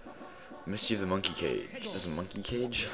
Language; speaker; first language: English; native; English